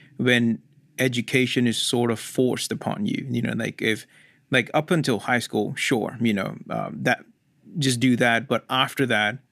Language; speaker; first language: English; non-native, local second language; Hindi